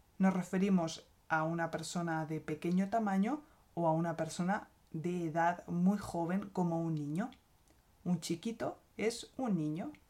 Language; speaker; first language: Spanish; native; Spanish